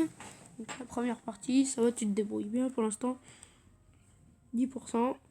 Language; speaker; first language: French; native; French